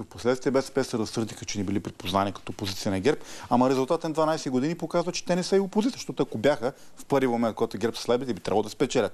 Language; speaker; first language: Bulgarian; native; Bulgarian